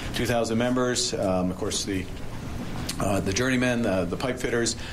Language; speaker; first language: English; native; English